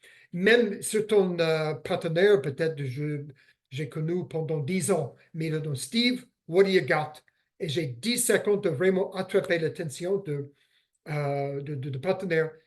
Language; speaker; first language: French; non-native, fluent; English